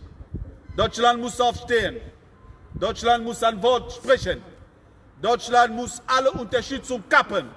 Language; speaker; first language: German; non-native, fluent; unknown